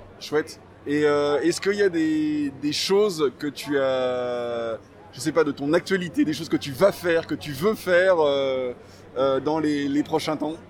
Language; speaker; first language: French; native; French